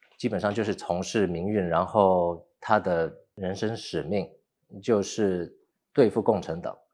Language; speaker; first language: Chinese; early bilingual, heritage; Chinese